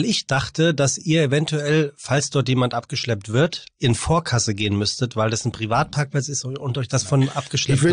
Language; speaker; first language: German; native; German